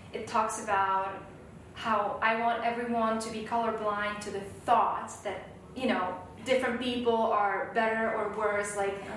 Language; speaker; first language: English; non-native, fluent; Slovak